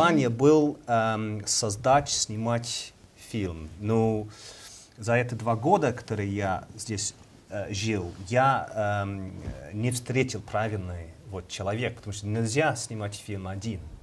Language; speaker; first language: Russian; non-native, fluent; English